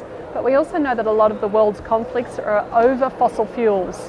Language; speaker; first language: English; native; English